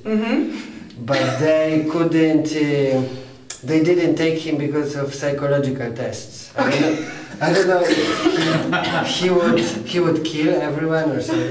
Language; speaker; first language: English; non-native, fluent; Polish